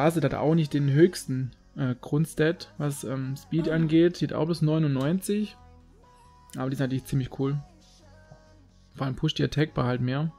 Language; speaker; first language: German; native; German